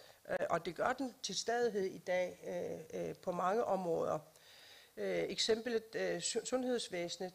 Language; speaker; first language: Danish; non-native, local second language; Kalaallisut